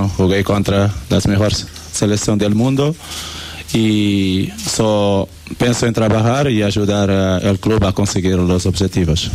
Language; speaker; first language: Spanish; non-native, learner; Portuguese